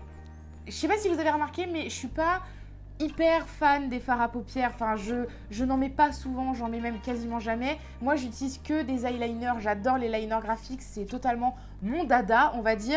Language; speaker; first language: French; native; French